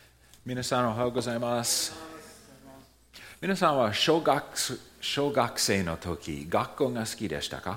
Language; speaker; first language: Japanese; early bilingual, heritage; Japanese